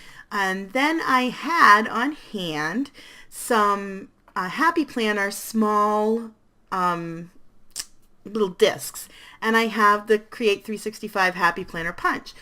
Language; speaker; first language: English; native; English